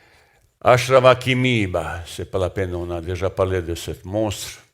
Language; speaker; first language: French; non-native, learner; Bosnian